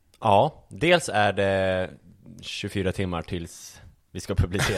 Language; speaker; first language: Swedish; native; Swedish